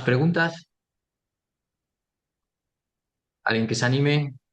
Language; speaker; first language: Spanish; native; Spanish